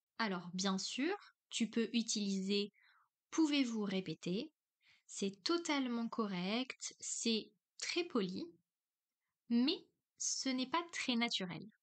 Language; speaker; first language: French; native; French